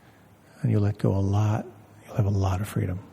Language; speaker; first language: English; native; English